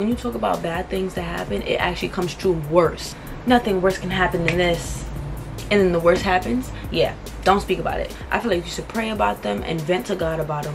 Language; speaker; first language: English; native; English